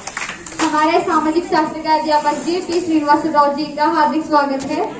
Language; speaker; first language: Hindi; non-native, local second language; Telugu